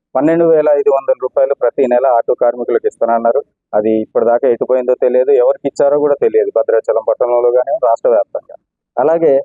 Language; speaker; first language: Telugu; native; Telugu